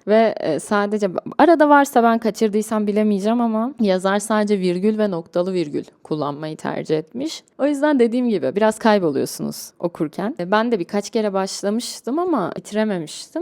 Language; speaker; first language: Turkish; native; Turkish